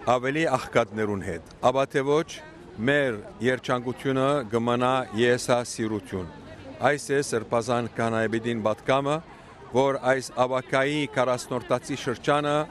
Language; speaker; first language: Armenian; early bilingual, heritage; Armenian